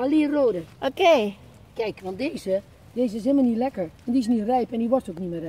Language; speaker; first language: Dutch; native; Dutch